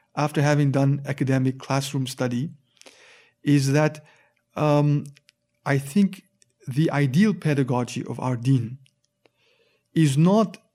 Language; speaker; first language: English; native; English